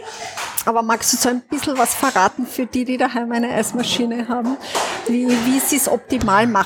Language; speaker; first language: German; native; German